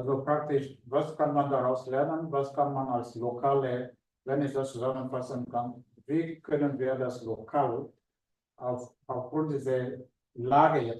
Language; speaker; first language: German; non-native, fluent; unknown